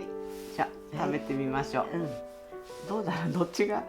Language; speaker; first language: Japanese; native; Japanese